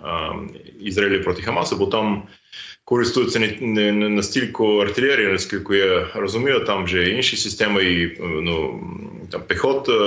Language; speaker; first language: Ukrainian; non-native, fluent; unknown